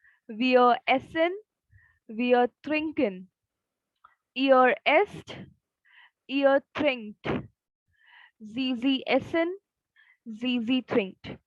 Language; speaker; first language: German; non-native, fluent; Hindi